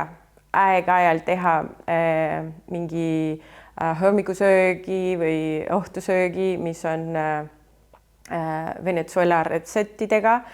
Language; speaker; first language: Estonian; non-native, fluent; Spanish